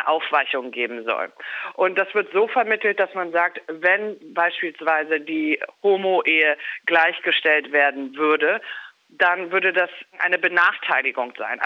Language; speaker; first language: German; native; German